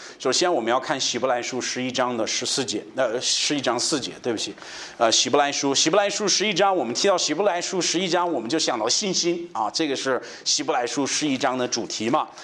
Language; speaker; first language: Chinese; non-native, fluent; English